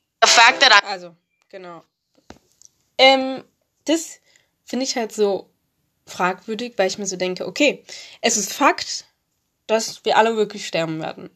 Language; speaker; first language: German; early bilingual, other home language; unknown